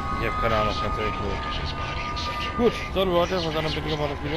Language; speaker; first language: German; native; German